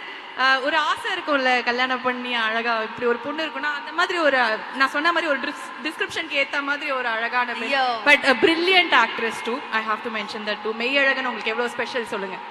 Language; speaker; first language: Tamil; native; Tamil